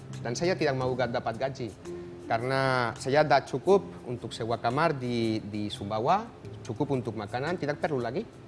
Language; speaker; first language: Indonesian; non-native, fluent; Catalan